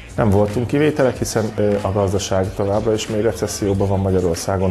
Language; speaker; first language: Hungarian; native; Hungarian